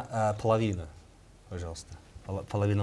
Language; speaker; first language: Russian; non-native, learner; English